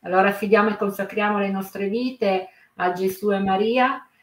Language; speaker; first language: Italian; native; Italian